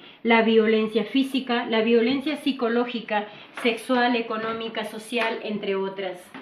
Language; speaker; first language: Spanish; native; Spanish